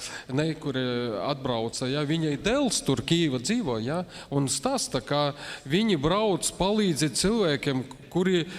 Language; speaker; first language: Latvian; non-native, local second language; Russian